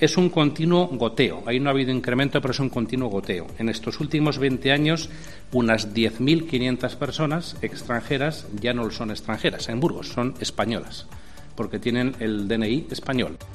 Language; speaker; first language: Spanish; native; Spanish